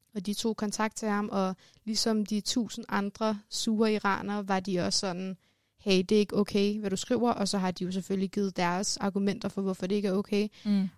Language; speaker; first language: Danish; early bilingual, other home language; Persian